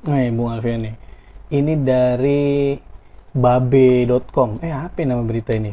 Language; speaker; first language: Indonesian; native; Indonesian